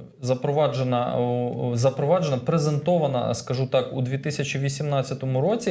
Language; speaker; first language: Ukrainian; native; Ukrainian